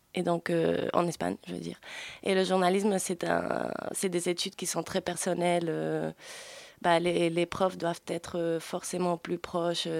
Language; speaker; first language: French; early bilingual, other home language; Spanish